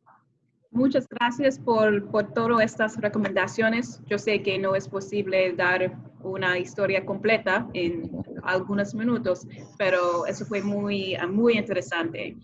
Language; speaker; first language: Spanish; non-native, fluent; English